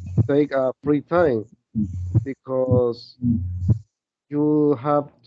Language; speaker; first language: English; non-native, learner; Spanish